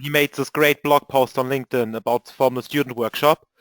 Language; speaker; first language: English; non-native, fluent; German